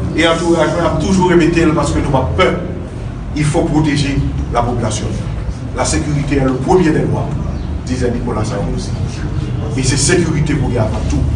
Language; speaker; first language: French; non-native, local second language; Haitian Creole